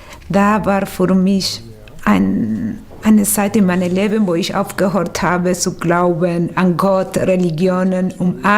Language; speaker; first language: German; non-native, fluent; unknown